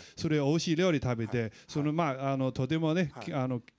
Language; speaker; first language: Japanese; non-native, fluent; Chinese